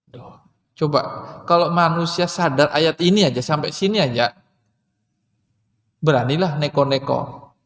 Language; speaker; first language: Indonesian; non-native, local second language; Banjar